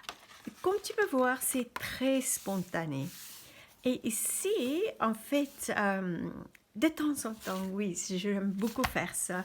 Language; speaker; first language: French; non-native, fluent; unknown